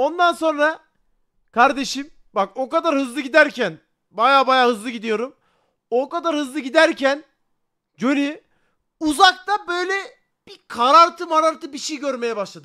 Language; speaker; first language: Turkish; native; Turkish